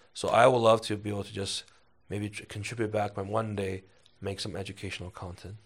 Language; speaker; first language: English; early bilingual, other home language; Chinese